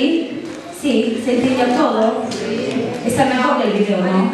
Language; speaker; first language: Spanish; non-native, learner; Italian